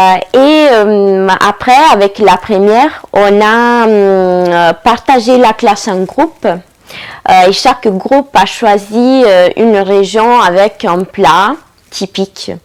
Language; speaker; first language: French; non-native, fluent; Italian